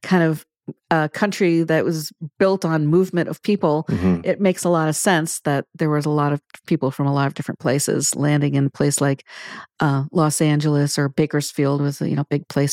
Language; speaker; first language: English; native; English